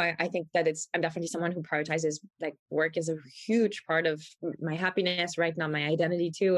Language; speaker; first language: English; non-native, fluent; French